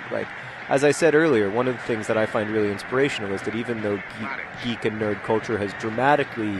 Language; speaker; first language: English; native; English